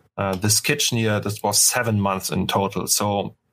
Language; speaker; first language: English; non-native, fluent; German